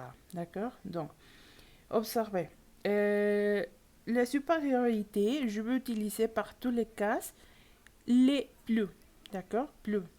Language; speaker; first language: French; non-native, learner; Spanish